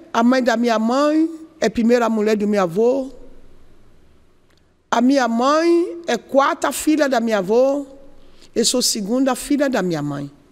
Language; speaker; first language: Portuguese; non-native, learner; Yoruba